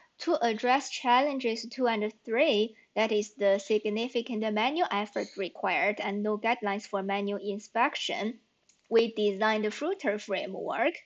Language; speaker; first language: English; non-native, fluent; Chinese